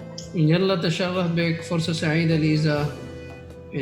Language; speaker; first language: Arabic; non-native, fluent; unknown